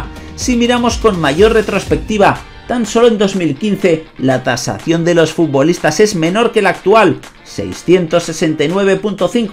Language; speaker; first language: Spanish; native; Spanish